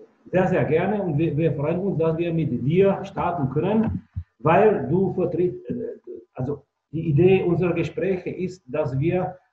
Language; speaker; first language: German; non-native, fluent; Czech